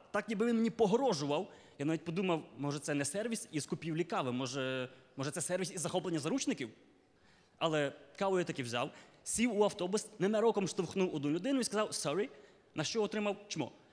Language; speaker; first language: Ukrainian; native; Ukrainian